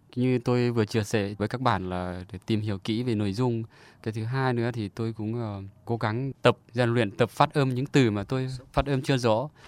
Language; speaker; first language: Vietnamese; non-native, fluent; Lao